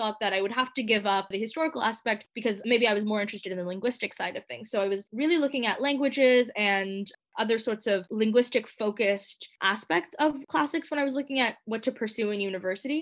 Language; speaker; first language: English; native; English